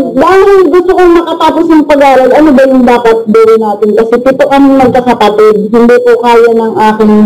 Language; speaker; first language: Filipino; native; Filipino